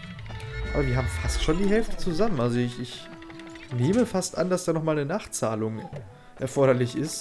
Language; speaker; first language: German; native; German